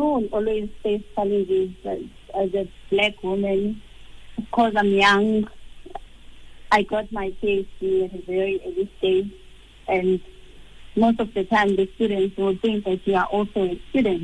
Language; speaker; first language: English; non-native, local second language; Xhosa